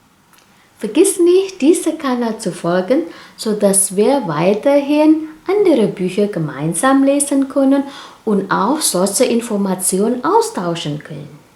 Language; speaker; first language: German; non-native, fluent; Indonesian